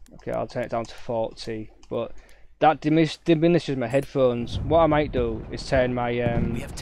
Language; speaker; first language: English; native; English